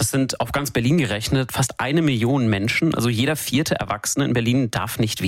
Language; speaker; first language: German; native; German